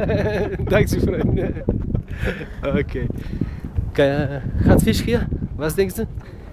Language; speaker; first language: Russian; non-native, learner; Turkish